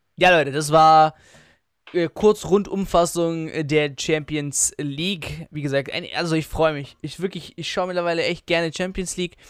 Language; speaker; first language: German; early bilingual, other home language; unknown